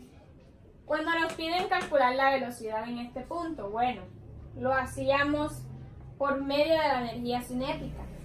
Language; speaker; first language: Spanish; native; Spanish